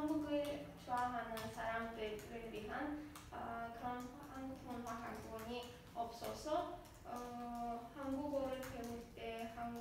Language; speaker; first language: Korean; non-native, learner; Azerbaijani